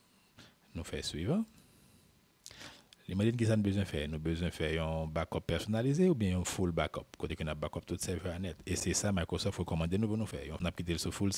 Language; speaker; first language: French; non-native, local second language; Haitian Creole